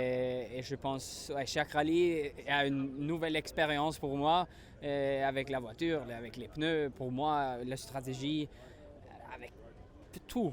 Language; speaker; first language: French; non-native, learner; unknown